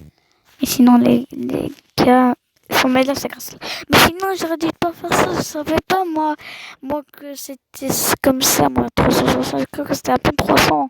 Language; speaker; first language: French; native; French